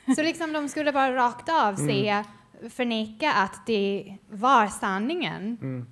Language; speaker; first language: Swedish; non-native, fluent; English